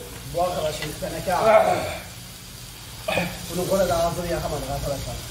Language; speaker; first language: Korean; non-native, learner; Turkish